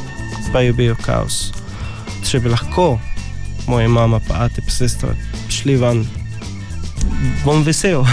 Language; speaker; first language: Slovenian; non-native, learner; Arabic